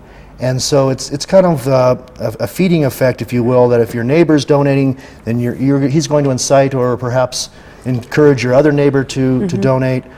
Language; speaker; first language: English; native; English